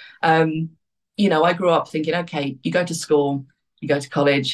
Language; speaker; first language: English; native; English